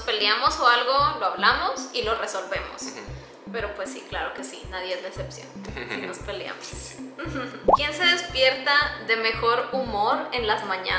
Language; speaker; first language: Spanish; native; Spanish